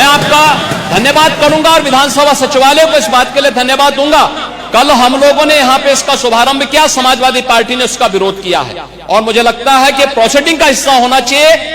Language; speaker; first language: Hindi; native; Hindi